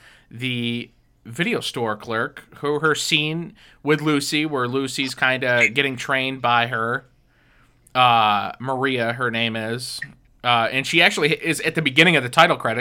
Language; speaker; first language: English; native; English